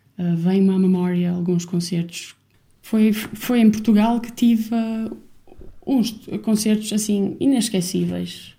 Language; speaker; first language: Portuguese; non-native, fluent; Albanian